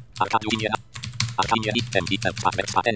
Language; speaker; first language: Polish; native; Polish